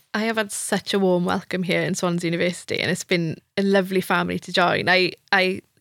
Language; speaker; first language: English; non-native, local second language; Welsh